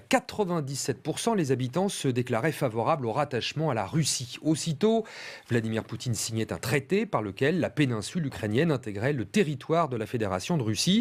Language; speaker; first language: French; native; French